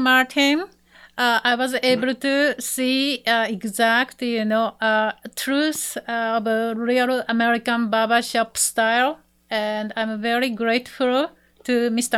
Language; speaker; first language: English; non-native, fluent; Japanese